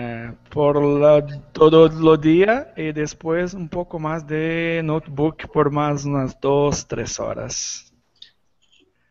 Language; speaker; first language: Spanish; non-native, learner; Portuguese